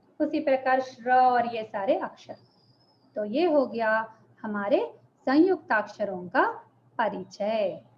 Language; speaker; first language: Hindi; non-native, local second language; Telugu